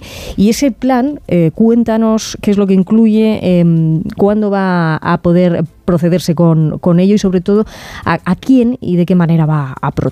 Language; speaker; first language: Spanish; native; Spanish